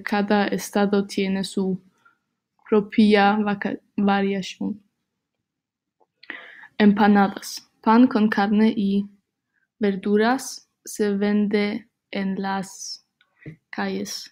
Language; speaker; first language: Spanish; non-native, learner; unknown